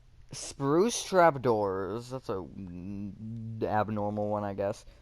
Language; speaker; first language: English; native; English